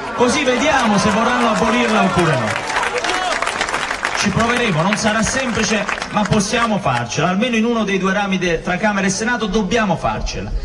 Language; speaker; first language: Italian; native; Italian